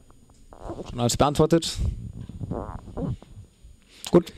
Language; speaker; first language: German; native; German